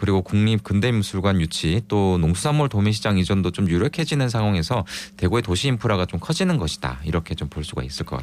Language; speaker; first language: Korean; native; Korean